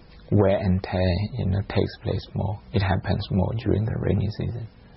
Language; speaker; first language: English; non-native, fluent; Shan